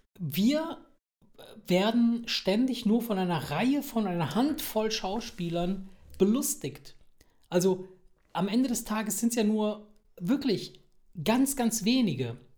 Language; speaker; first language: German; early bilingual, other home language; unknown